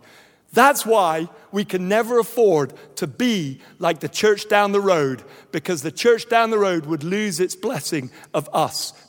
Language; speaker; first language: English; native; English